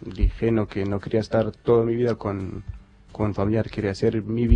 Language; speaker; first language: Spanish; non-native, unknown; Arabic